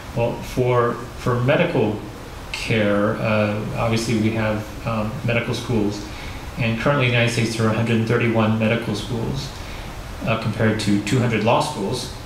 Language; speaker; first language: English; native; English